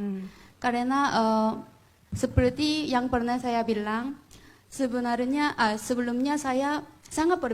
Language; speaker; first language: Indonesian; non-native, fluent; Korean